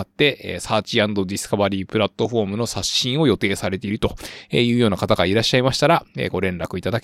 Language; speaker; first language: Japanese; native; Japanese